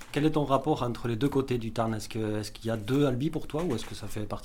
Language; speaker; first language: French; native; French